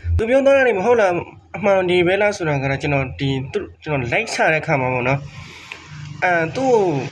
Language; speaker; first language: Burmese; native; Burmese